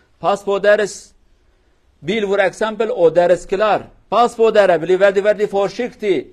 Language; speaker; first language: Norwegian; non-native, learner; Kurdish